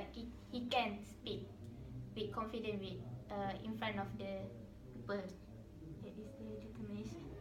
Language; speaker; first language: English; non-native, learner; Malay